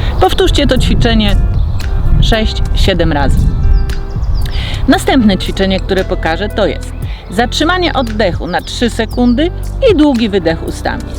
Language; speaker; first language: Polish; native; Polish